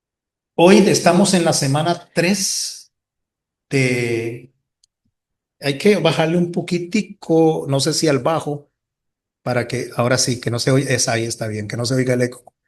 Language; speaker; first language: Spanish; native; Spanish